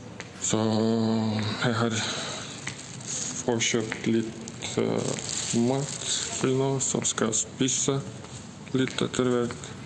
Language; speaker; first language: Norwegian; non-native, learner; Russian